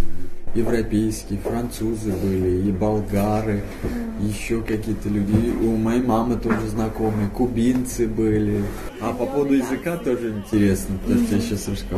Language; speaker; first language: Russian; early bilingual, heritage; Russian